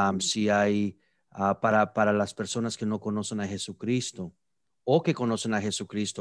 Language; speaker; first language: Spanish; early bilingual, heritage; Spanish